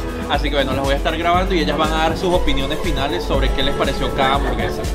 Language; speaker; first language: Spanish; native; Spanish